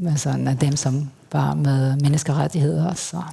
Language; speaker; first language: Danish; non-native, fluent; Spanish